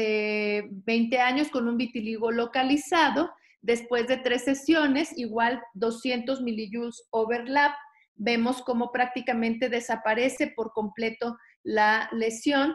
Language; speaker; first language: Spanish; native; Spanish